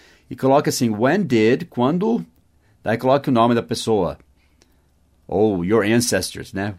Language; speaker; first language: Portuguese; non-native, fluent; English